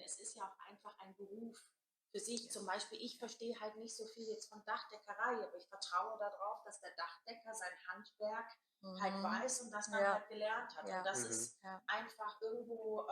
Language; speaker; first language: German; native; German